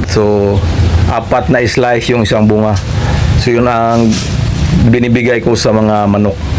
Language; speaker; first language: Filipino; non-native, local second language; Cebuano